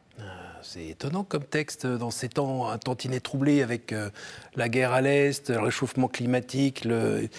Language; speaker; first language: French; native; French